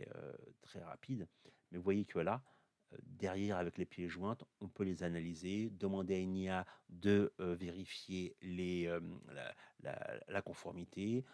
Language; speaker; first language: French; native; French